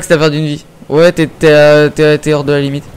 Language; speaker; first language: French; native; French